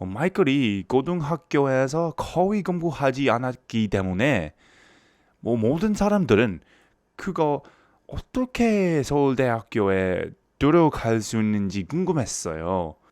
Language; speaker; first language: Korean; non-native, fluent; English